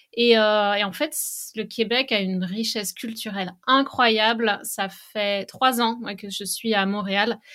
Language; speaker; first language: French; native; French